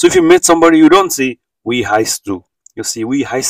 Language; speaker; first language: German; non-native, learner; Nepali